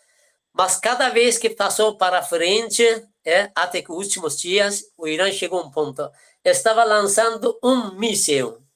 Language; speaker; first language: Portuguese; non-native, fluent; Persian